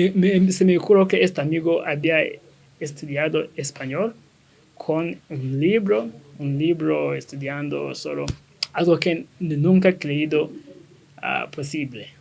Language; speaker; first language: Spanish; non-native, learner; Kinyarwanda